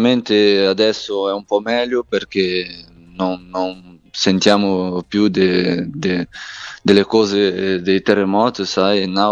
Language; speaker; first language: Italian; non-native, fluent; Portuguese